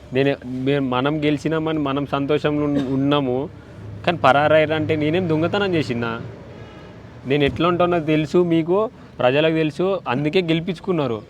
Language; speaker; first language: Telugu; native; Telugu